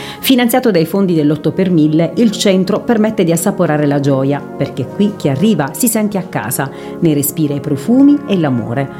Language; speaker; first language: Italian; native; Italian